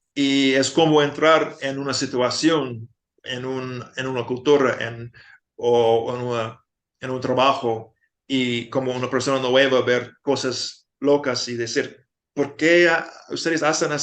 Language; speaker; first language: Spanish; non-native, fluent; English